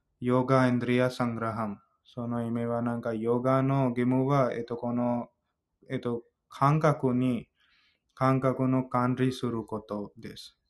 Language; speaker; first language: Japanese; non-native, learner; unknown